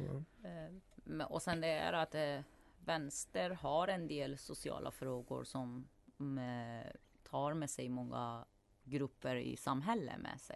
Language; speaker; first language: Swedish; non-native, fluent; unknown